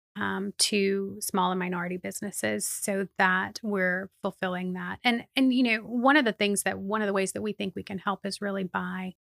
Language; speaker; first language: English; native; English